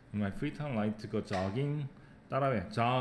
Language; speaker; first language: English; non-native, fluent; Korean